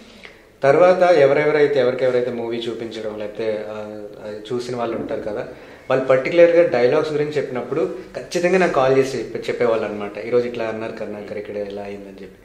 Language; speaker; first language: Telugu; native; Telugu